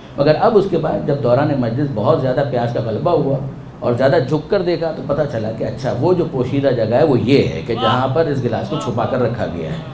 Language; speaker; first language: Urdu; non-native, local second language; Gujarati